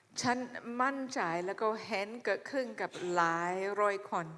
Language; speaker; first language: Thai; non-native, fluent; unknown